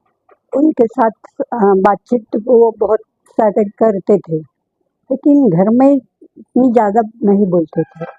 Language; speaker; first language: Hindi; non-native, local second language; Marathi